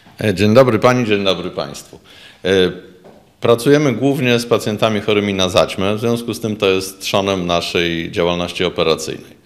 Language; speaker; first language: Polish; native; Polish